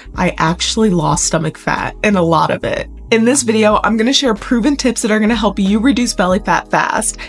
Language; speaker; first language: English; native; English